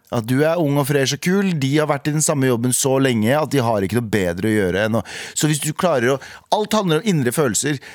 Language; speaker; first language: Norwegian; native; Norwegian